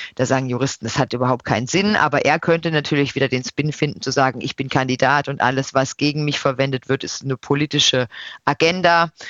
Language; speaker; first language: German; native; German